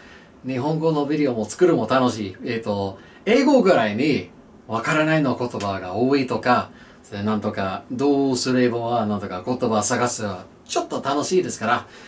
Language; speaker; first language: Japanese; non-native, learner; English